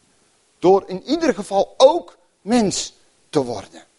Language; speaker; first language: Dutch; native; Dutch